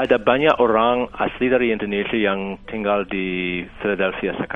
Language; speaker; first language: Indonesian; non-native, fluent; English